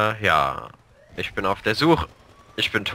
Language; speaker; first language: German; native; German